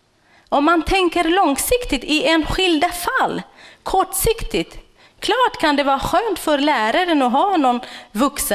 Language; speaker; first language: Swedish; non-native, fluent; Kurdish